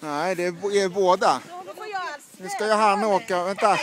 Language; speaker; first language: Swedish; native; Swedish